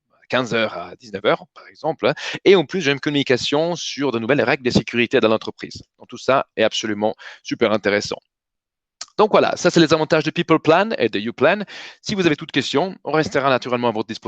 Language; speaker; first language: French; native; French